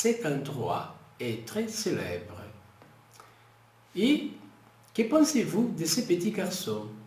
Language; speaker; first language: French; non-native, fluent; Portuguese